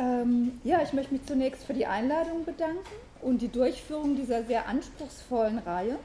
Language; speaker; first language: German; native; German